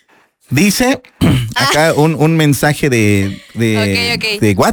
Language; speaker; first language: Spanish; native; Spanish